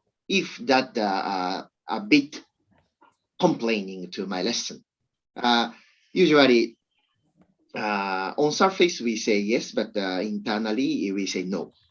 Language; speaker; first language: English; non-native, learner; Japanese